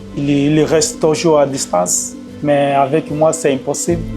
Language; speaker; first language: French; non-native, learner; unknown